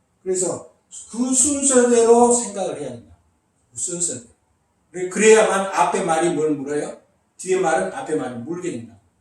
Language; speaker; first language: Korean; native; Korean